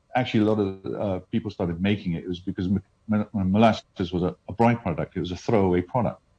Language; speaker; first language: English; native; English